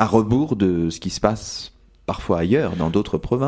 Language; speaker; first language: French; native; French